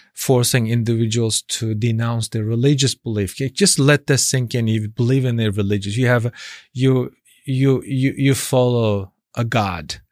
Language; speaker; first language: English; non-native, fluent; Chinese